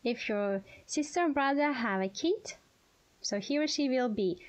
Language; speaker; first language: English; non-native, fluent; Russian